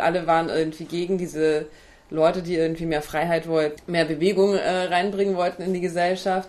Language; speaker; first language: German; native; German